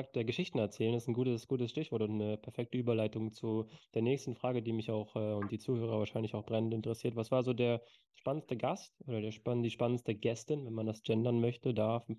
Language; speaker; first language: German; native; German